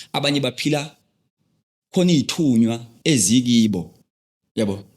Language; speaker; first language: Zulu; native; Zulu